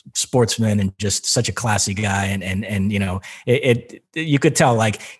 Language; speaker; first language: English; non-native, fluent; Portuguese